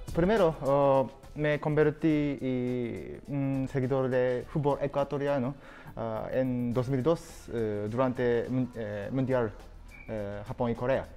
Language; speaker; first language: Spanish; non-native, fluent; Japanese